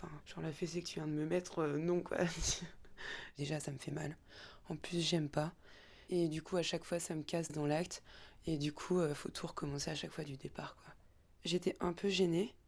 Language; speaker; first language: French; native; French